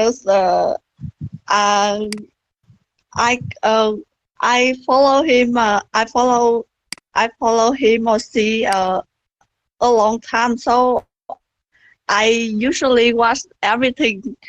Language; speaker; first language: English; non-native, learner; Vietnamese